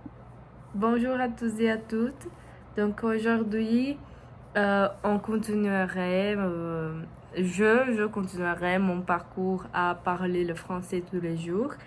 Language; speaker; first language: French; non-native, learner; Portuguese